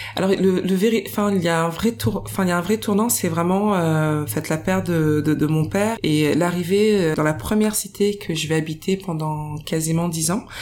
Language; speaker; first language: French; native; French